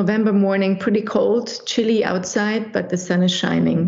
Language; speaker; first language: English; non-native, fluent; German